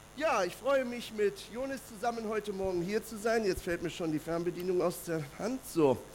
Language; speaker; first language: German; native; German